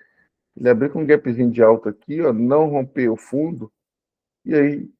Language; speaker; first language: Portuguese; native; Portuguese